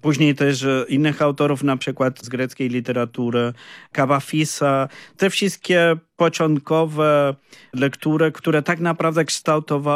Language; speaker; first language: Polish; non-native, fluent; Spanish